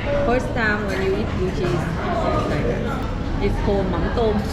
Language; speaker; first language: English; non-native, learner; Vietnamese